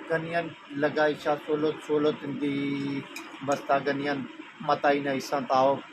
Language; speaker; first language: Filipino; non-native, learner; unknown